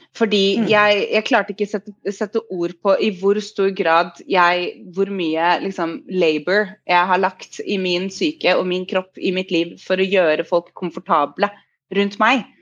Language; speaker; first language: Norwegian; native; Norwegian